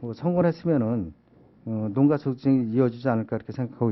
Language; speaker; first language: Korean; native; Korean